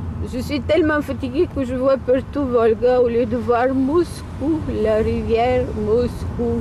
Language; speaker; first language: French; non-native, local second language; Russian